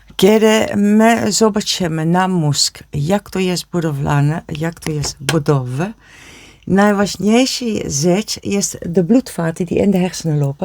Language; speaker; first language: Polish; non-native, learner; Dutch